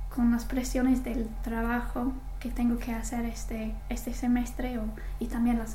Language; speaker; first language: Spanish; non-native, fluent; English